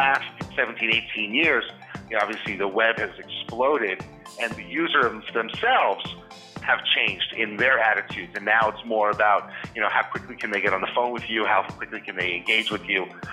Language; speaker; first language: English; native; English